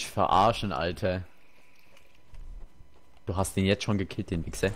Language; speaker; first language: German; native; German